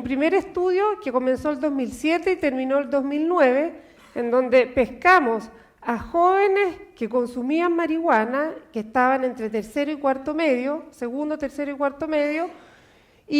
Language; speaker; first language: Spanish; native; Spanish